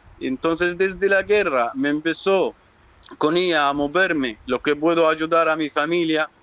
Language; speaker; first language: Spanish; non-native, learner; Arabic